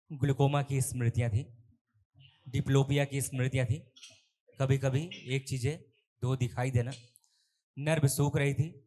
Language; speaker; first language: Hindi; native; Hindi